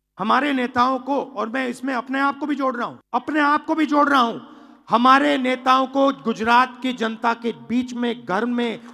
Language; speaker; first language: Hindi; native; Hindi